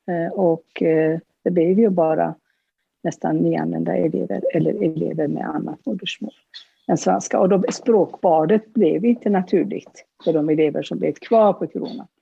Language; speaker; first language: Swedish; non-native, fluent; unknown